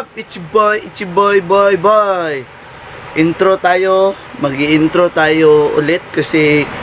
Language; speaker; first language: Filipino; non-native, local second language; Cebuano